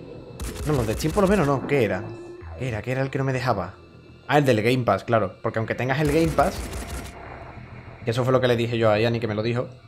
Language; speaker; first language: Spanish; native; Spanish